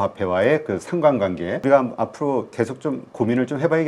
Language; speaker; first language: Korean; native; Korean